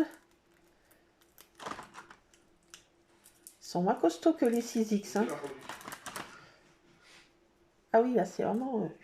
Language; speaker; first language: French; native; French